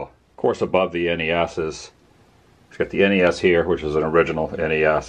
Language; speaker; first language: English; native; English